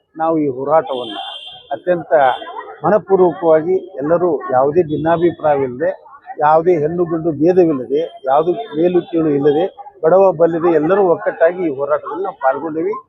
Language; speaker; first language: Kannada; native; Kannada